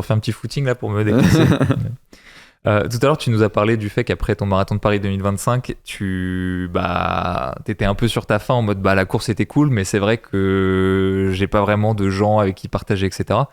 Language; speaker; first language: French; native; French